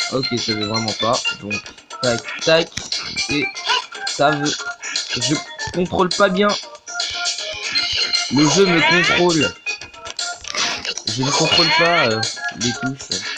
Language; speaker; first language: French; native; French